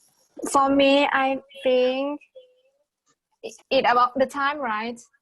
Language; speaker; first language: English; non-native, learner; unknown